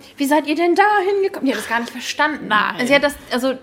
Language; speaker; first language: German; native; German